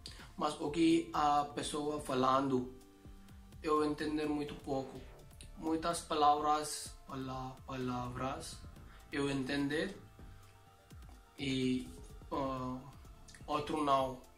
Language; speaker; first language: Portuguese; non-native, learner; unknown